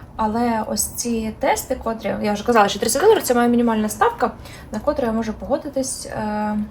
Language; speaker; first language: Ukrainian; non-native, local second language; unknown